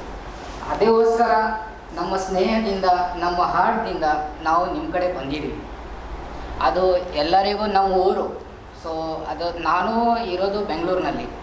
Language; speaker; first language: Kannada; non-native, local second language; Marathi